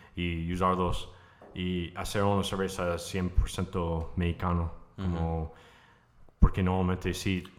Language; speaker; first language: Spanish; non-native, fluent; English